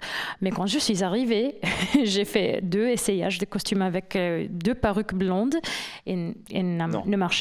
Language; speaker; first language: French; non-native, fluent; English